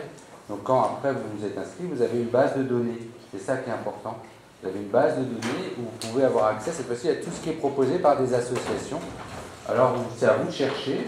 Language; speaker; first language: French; native; French